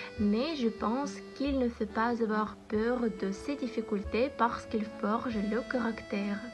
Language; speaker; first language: French; non-native, fluent; Russian